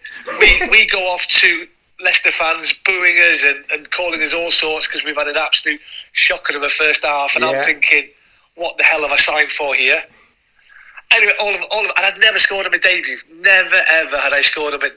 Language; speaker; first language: English; non-native, local second language; Welsh